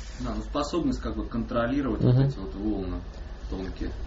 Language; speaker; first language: Russian; native; Russian